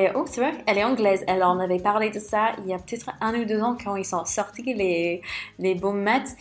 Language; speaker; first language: French; non-native, fluent; English